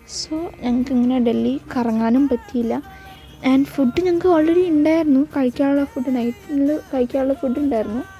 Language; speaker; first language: Malayalam; early bilingual, heritage; Malayalam